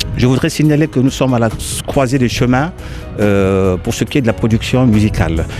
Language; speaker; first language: French; non-native, local second language; Lingala